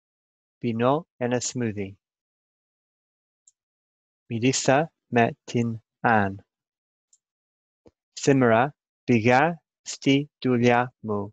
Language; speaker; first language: Greek; non-native, learner; English